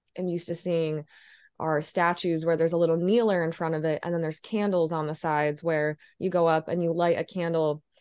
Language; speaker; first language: English; native; English